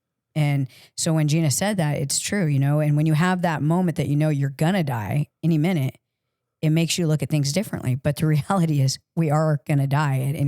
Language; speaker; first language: English; native; English